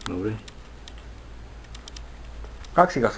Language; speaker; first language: Bulgarian; non-native, learner; Finnish